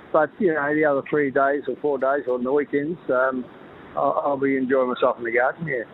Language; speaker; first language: English; native; English